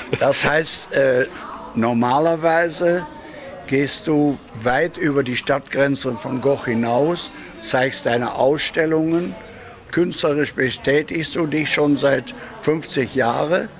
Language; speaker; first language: German; native; German